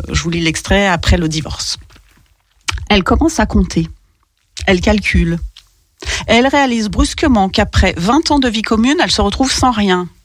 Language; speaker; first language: French; native; French